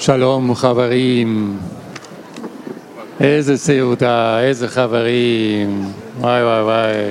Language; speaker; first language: Hebrew; non-native, learner; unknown